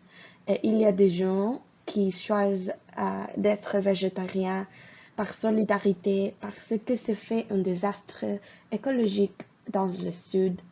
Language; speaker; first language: French; non-native, fluent; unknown